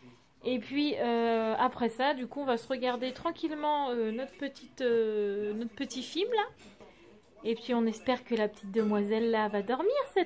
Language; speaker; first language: French; native; French